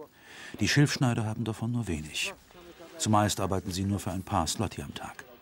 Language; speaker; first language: German; native; German